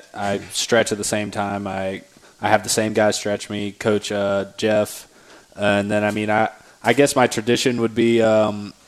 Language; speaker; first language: English; native; English